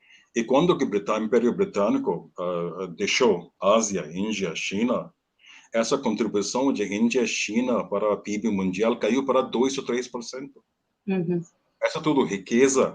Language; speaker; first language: Portuguese; non-native, learner; Hindi